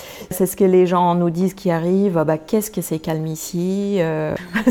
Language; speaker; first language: French; non-native, fluent; German